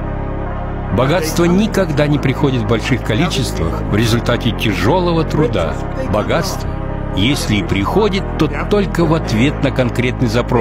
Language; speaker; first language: Russian; native; Russian